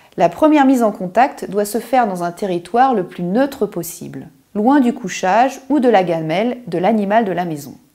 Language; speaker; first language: French; native; French